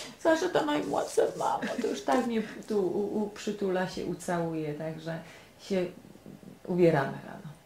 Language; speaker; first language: Polish; native; Polish